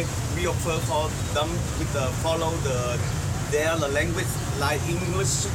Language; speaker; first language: English; non-native, learner; Vietnamese